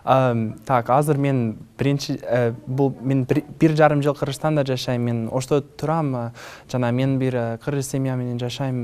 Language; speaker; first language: Kyrgyz; non-native, learner; English